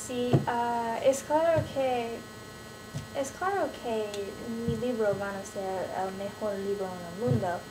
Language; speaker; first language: Spanish; non-native, learner; English